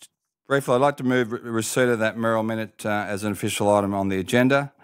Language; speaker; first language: English; native; English